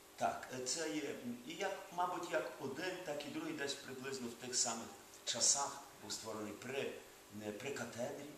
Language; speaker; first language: Ukrainian; early bilingual, heritage; Ukrainian